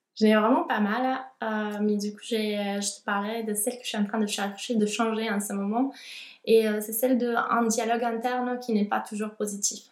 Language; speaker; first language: French; non-native, fluent; Italian